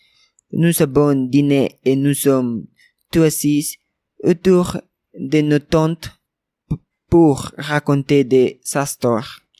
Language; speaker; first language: French; non-native, learner; Spanish